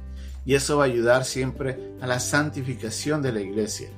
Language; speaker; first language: Spanish; native; Spanish